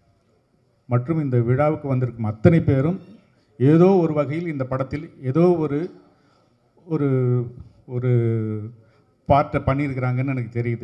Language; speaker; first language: Tamil; native; Tamil